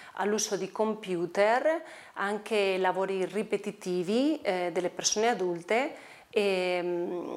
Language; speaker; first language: Italian; non-native, fluent; Spanish